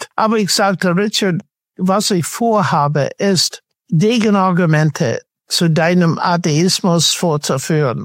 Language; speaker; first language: German; non-native, fluent; English